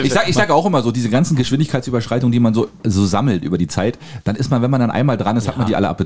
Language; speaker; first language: German; native; German